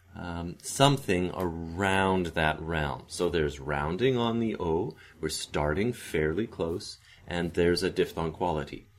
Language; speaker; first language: English; native; English